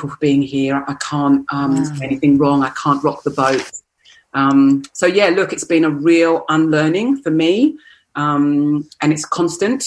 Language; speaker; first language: English; native; English